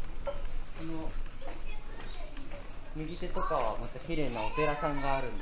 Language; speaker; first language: Japanese; native; Japanese